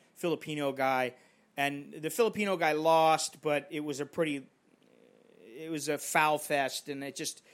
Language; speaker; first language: English; native; English